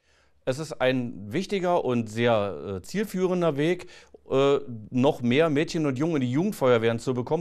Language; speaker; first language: German; native; German